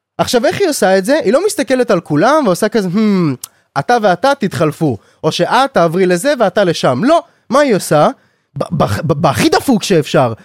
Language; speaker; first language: Hebrew; native; Hebrew